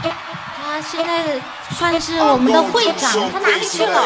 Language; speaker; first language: Chinese; native; Chinese